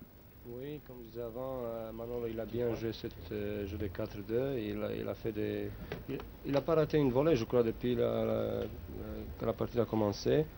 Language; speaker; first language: French; non-native, learner; Romanian